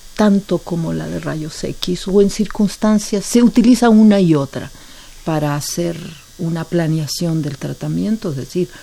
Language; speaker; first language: Spanish; native; Spanish